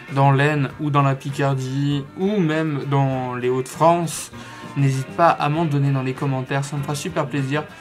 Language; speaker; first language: French; native; French